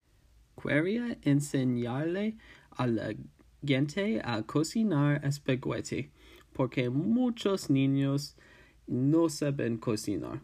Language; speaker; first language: Spanish; non-native, learner; English